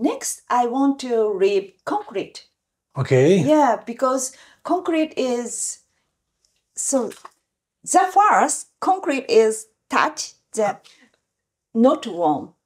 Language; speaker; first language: English; non-native, learner; Japanese